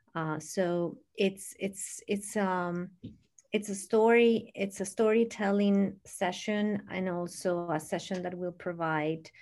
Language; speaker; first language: English; non-native, fluent; Spanish